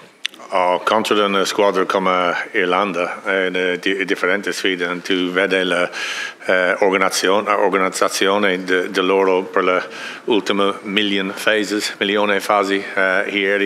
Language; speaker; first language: Italian; non-native, learner; English